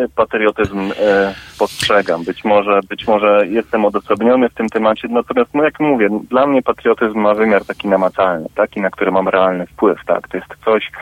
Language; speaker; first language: Polish; native; Polish